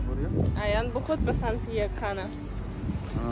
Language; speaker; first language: Hindi; non-native, learner; Russian